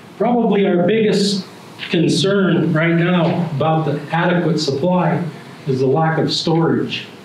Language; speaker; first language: English; native; English